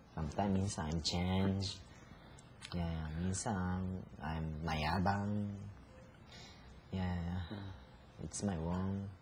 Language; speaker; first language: English; non-native, learner; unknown